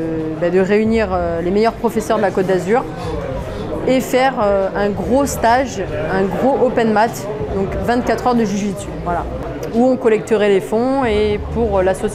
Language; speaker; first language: French; native; French